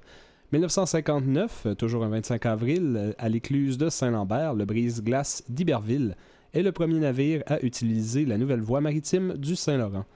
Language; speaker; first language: French; native; French